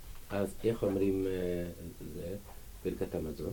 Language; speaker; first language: Hebrew; native; Hebrew